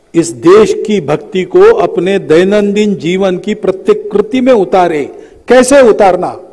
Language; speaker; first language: Hindi; native; Hindi